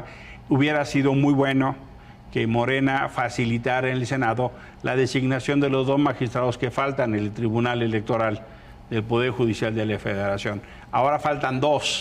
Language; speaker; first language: Spanish; native; Spanish